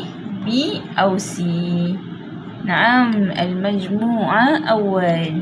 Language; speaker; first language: Arabic; non-native, learner; Malay